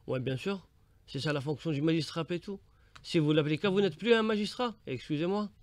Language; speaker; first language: French; non-native, local second language; Arabic